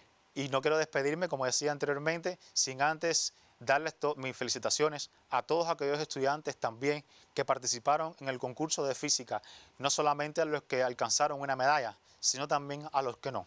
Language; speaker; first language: Spanish; native; Spanish